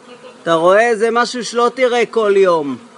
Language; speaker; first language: Hebrew; native; Hebrew